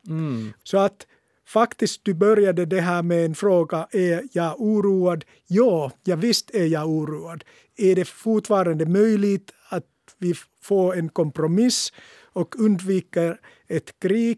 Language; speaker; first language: Swedish; non-native, local second language; Finnish